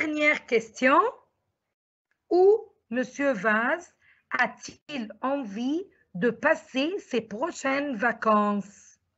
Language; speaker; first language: French; non-native, fluent; Arabic